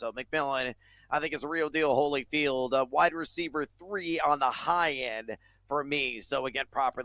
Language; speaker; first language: English; native; English